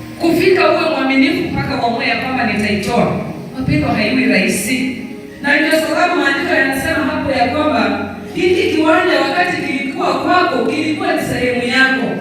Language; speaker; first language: Swahili; non-native, local second language; Luyia